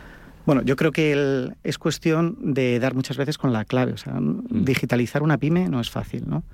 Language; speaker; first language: Spanish; native; Spanish